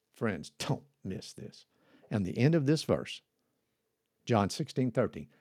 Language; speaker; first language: English; native; English